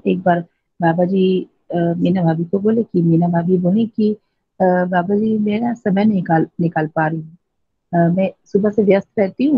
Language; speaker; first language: Hindi; native; Hindi